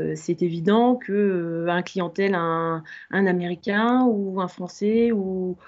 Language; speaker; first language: French; native; French